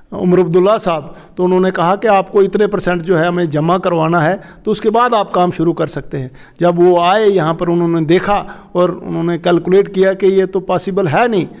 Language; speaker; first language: Hindi; non-native, local second language; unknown